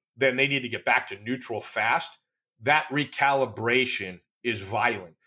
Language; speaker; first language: English; native; English